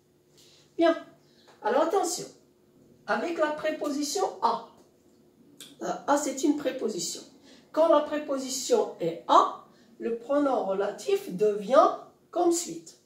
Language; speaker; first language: French; non-native, local second language; Arabic